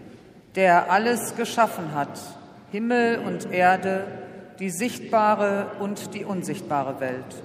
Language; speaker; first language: German; native; German